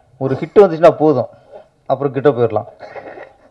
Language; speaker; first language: Tamil; native; Tamil